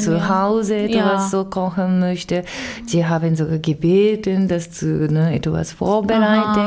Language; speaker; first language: German; non-native, learner; Japanese